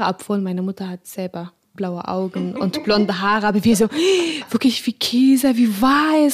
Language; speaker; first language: German; non-native, fluent; Arabic